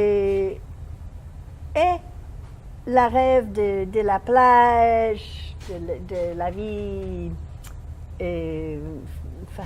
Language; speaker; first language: French; non-native, learner; English